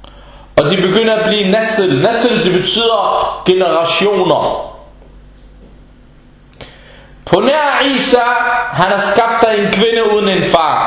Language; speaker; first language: Danish; non-native, fluent; Arabic